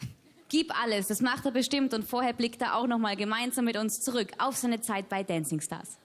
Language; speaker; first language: German; native; German